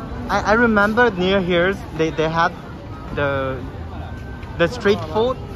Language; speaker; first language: English; non-native, learner; Vietnamese